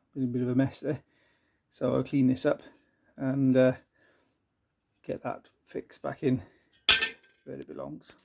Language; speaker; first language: English; native; English